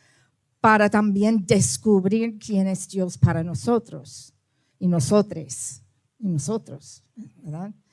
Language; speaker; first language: Spanish; early bilingual, heritage; Spanish